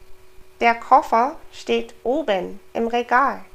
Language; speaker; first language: German; non-native, fluent; English